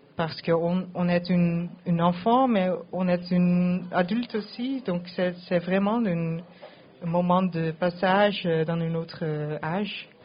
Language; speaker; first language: French; non-native, fluent; Dutch